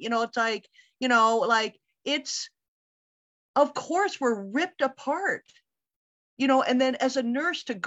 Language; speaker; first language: English; native; English